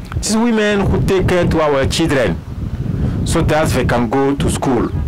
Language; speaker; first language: English; non-native, fluent; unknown